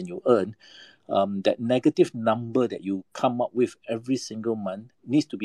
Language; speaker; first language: English; non-native, local second language; Malay